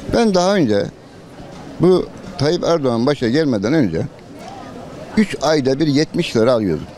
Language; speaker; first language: Turkish; native; Turkish